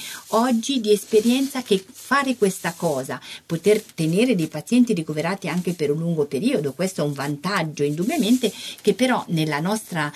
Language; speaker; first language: Italian; native; Italian